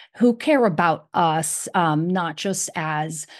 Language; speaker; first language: English; non-native, fluent; Portuguese